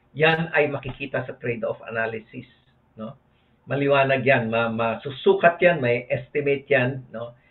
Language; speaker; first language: Filipino; native; Filipino